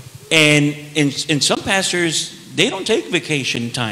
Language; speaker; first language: English; early bilingual, other home language; Spanish